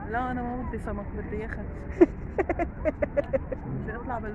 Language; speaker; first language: Arabic; native; Arabic